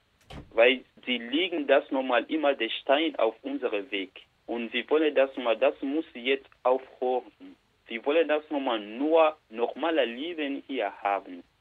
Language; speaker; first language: German; non-native, learner; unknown